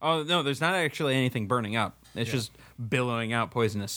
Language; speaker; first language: English; native; English